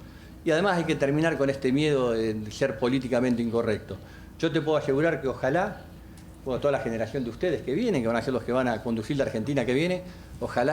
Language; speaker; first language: Spanish; native; Spanish